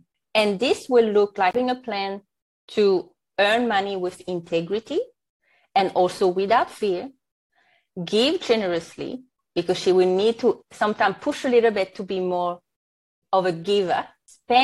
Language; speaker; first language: English; non-native, fluent; French